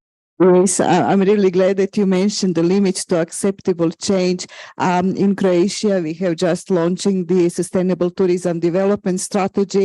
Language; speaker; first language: English; non-native, fluent; Croatian